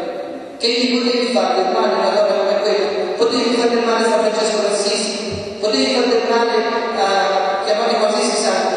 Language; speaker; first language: Italian; native; Italian